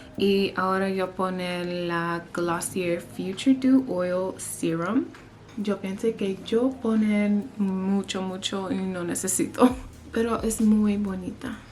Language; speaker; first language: Spanish; early bilingual, heritage; English